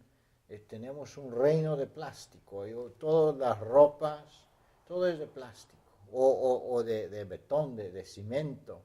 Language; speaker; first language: Spanish; non-native, fluent; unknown